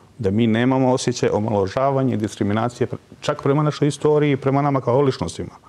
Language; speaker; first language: Serbian; non-native, local second language; Albanian